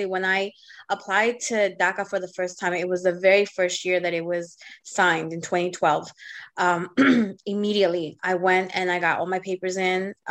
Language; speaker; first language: English; native; English